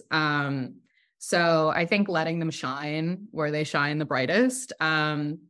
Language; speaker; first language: English; native; English